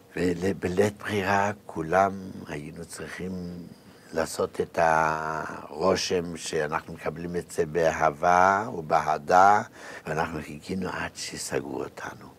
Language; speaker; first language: Hebrew; non-native, fluent; Yiddish